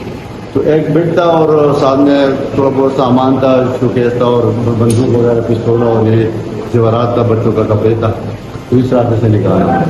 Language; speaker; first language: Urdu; non-native, local second language; Pashto